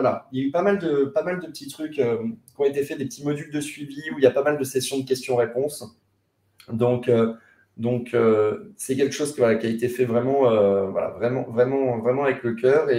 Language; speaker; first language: French; native; French